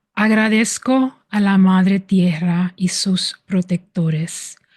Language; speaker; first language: Spanish; early bilingual, heritage; Spanish